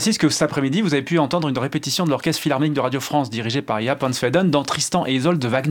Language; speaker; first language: French; native; French